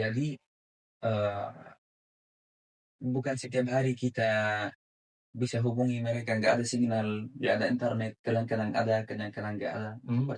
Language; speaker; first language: Indonesian; non-native, fluent; Arabic